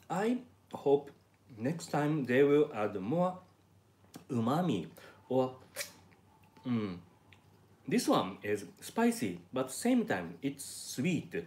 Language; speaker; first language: English; non-native, learner; Japanese